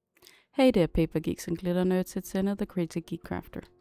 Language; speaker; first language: English; non-native, fluent; Danish